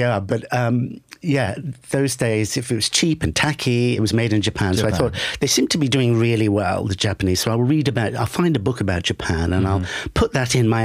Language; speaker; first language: English; native; English